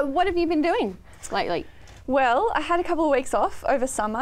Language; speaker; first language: English; native; English